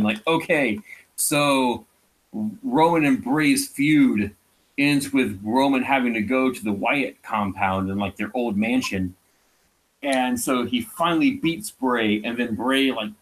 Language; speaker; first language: English; native; English